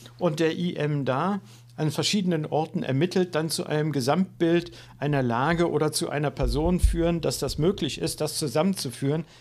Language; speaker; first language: German; native; German